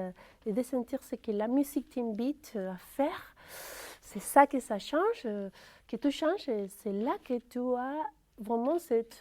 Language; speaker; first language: French; non-native, fluent; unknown